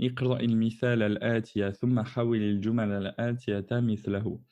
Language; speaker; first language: Arabic; non-native, fluent; French